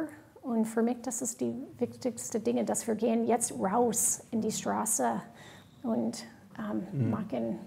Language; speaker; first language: German; non-native, fluent; English